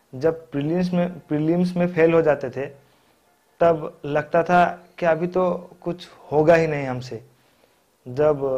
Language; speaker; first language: Hindi; non-native, local second language; Odia